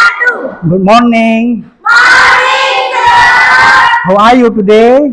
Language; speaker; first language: English; non-native, learner; Indonesian